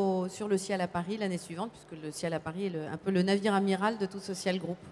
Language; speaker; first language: French; native; French